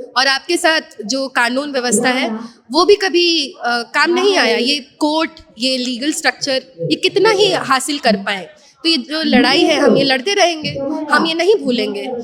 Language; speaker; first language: Hindi; native; Hindi